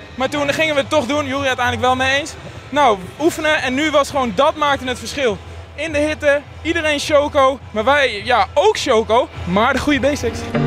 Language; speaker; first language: Dutch; native; Dutch